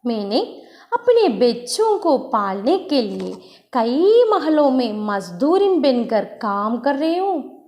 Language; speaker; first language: Hindi; non-native, local second language; Malayalam